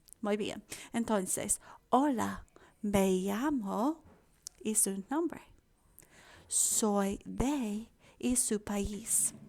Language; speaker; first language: Spanish; non-native, fluent; English